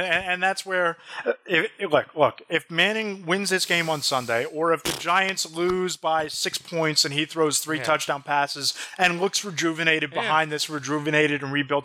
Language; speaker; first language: English; native; English